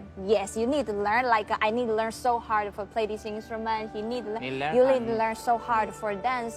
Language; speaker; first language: English; non-native, learner; Chinese